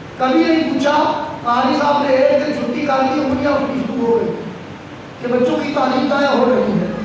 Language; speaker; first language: Urdu; non-native, local second language; Punjabi